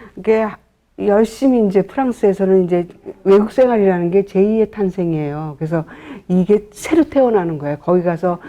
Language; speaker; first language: Korean; native; Korean